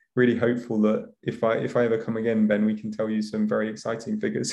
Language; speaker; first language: English; native; English